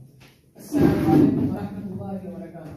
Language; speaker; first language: Arabic; non-native, learner; Urdu